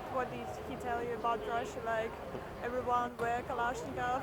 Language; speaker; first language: English; non-native, fluent; Russian